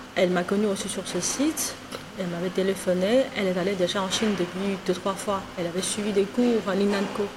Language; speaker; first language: French; non-native, fluent; Chinese